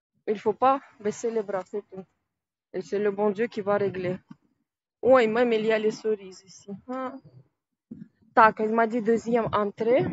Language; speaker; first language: French; non-native, fluent; Russian